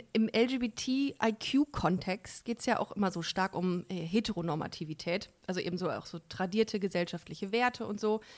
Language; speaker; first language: German; native; German